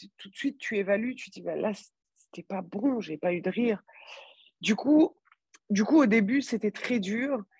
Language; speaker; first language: French; native; French